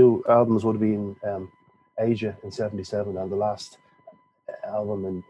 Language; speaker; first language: English; native; English